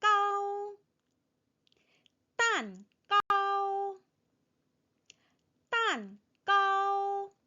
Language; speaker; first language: Chinese; non-native, fluent; Korean